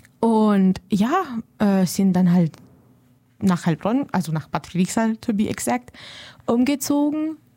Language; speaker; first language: German; early bilingual, other home language; Romanian